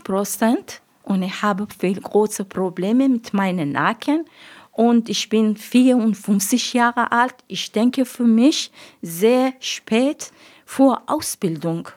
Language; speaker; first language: German; non-native, learner; Persian